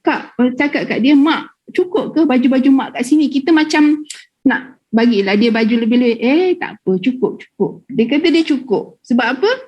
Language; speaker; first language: Malay; native; Malay